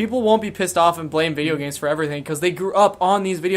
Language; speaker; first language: English; native; English